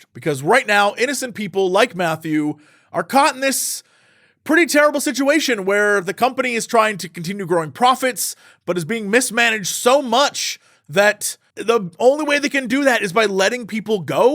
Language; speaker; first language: English; native; English